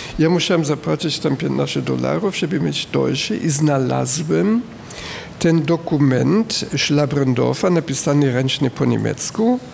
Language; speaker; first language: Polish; non-native, fluent; German